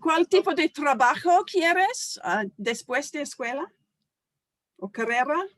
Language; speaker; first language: Spanish; non-native, learner; English